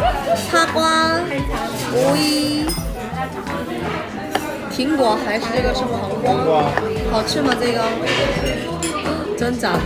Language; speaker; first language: Chinese; non-native, fluent; Korean